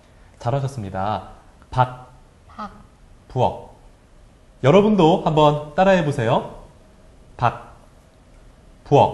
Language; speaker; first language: Korean; native; Korean